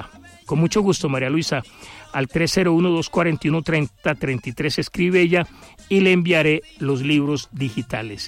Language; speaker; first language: Spanish; native; Spanish